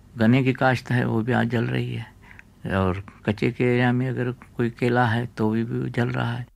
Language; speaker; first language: Urdu; non-native, local second language; Sindhi